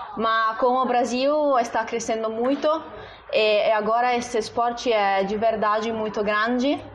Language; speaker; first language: Portuguese; non-native, fluent; Italian